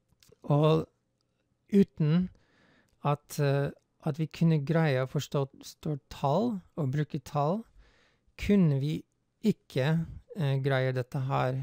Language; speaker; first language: Norwegian; non-native, fluent; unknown